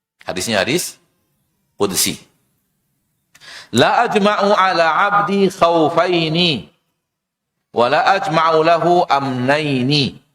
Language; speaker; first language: Indonesian; native; Indonesian